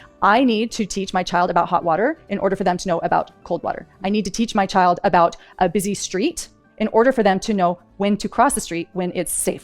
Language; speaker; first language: English; native; English